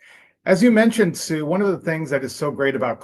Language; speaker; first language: English; native; English